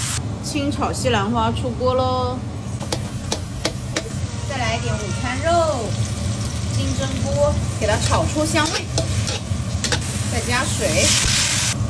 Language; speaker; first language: Chinese; native; Chinese